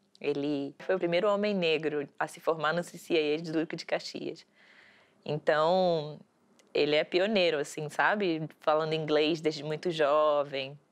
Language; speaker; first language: Portuguese; early bilingual, heritage; Portuguese